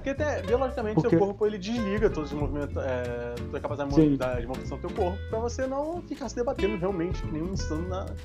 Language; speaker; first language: Portuguese; native; Portuguese